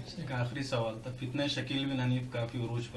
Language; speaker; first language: Urdu; native; Urdu